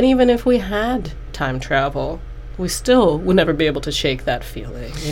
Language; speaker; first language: English; native; English